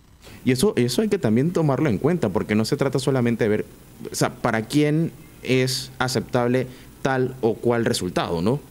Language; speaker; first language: Spanish; native; Spanish